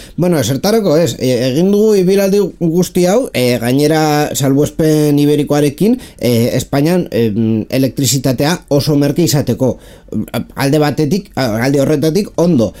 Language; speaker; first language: Basque; non-native, local second language; Spanish